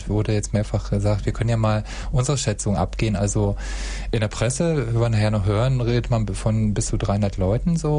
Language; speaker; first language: German; native; German